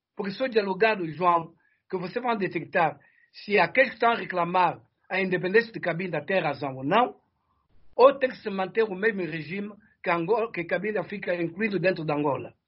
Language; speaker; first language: Portuguese; non-native, fluent; Kongo